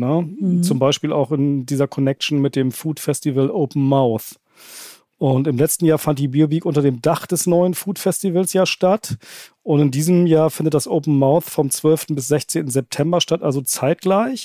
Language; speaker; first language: German; native; German